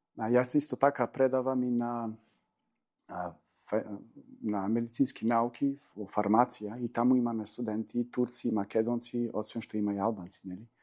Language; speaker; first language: Macedonian; non-native, local second language; Albanian